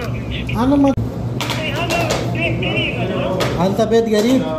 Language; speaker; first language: Arabic; non-native, learner; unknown